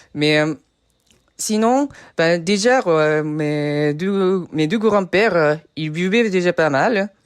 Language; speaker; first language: French; non-native, fluent; Japanese